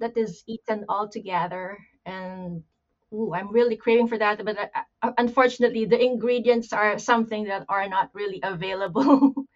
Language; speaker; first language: English; non-native, local second language; Pampanga